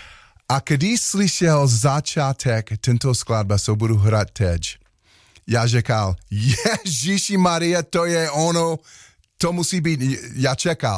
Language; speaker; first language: Czech; non-native, learner; English